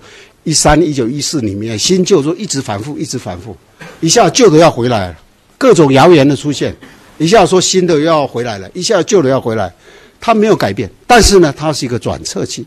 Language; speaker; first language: Chinese; native; Chinese